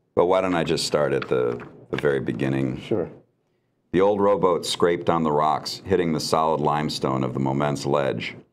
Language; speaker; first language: English; native; English